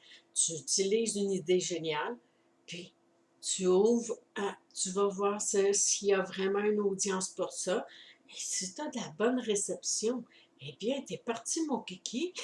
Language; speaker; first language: French; native; French